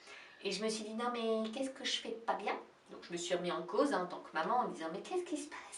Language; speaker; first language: French; native; French